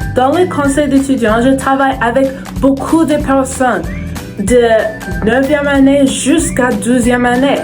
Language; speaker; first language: French; non-native, learner; English